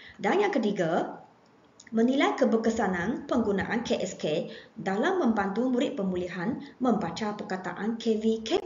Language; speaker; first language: Malay; non-native, local second language; Chinese